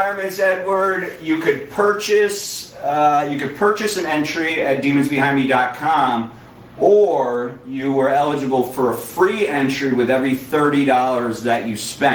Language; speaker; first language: English; native; English